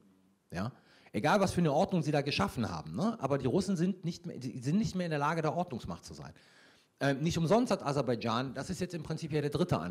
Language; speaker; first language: German; native; German